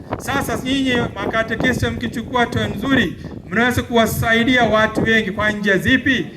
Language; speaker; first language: Swahili; non-native, fluent; Malayalam